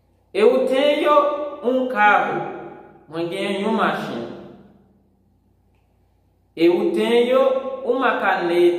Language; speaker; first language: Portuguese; non-native, fluent; Haitian Creole